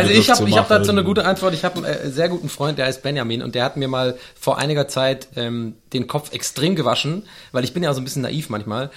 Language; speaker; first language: German; native; German